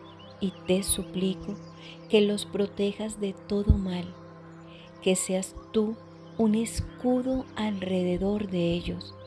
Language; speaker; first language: Spanish; native; Spanish